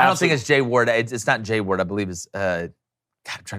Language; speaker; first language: English; native; English